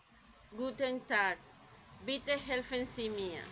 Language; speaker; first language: German; non-native, learner; Spanish